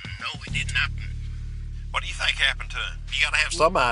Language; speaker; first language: English; native; English